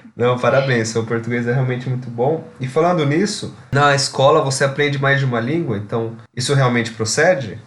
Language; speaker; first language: Portuguese; native; Portuguese